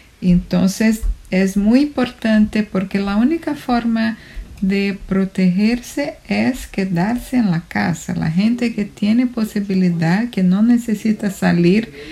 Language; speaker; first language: Spanish; non-native, fluent; Portuguese